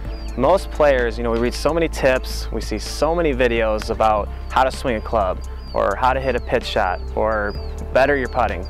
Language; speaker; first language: English; native; English